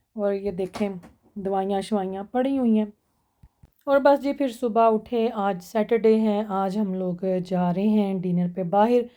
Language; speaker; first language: Urdu; non-native, local second language; Punjabi